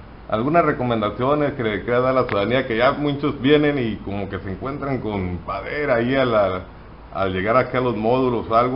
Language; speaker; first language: Spanish; native; Spanish